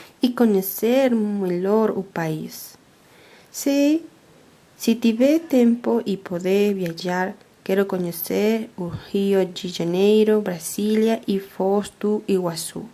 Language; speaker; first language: Portuguese; non-native, fluent; Spanish